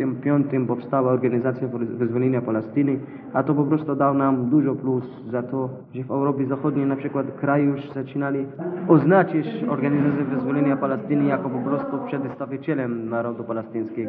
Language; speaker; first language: Polish; non-native, learner; Arabic